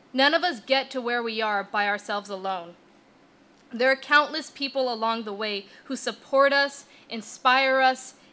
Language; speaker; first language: English; native; English